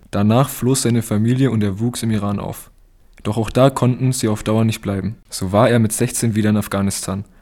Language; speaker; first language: German; native; German